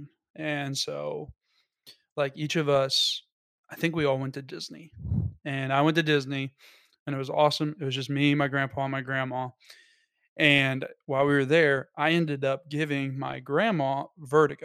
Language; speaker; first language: English; native; English